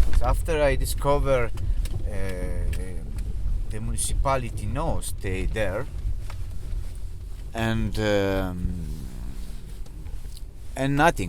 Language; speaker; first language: English; non-native, learner; Italian